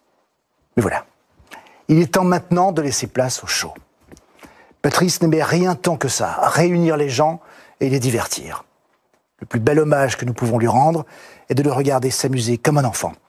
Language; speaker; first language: French; native; French